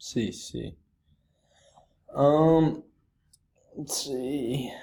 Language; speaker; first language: Spanish; non-native, learner; English